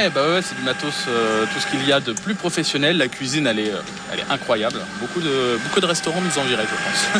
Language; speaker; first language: French; native; French